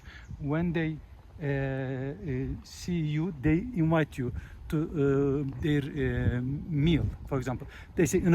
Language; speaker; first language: English; non-native, fluent; Turkish